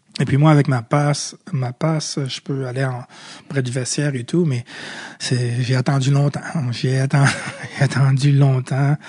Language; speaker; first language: French; early bilingual, other home language; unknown